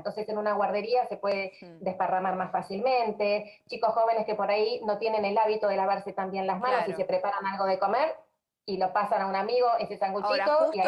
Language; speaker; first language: Spanish; native; Spanish